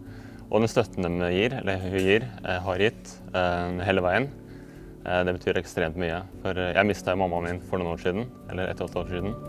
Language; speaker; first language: Norwegian; native; Norwegian